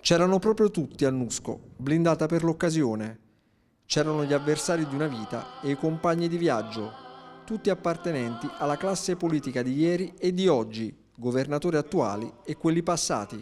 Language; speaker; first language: Italian; native; Italian